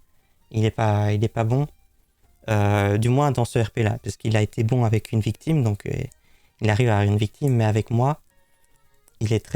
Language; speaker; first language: French; native; French